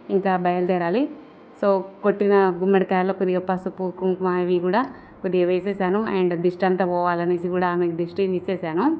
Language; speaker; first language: Telugu; non-native, local second language; Lambadi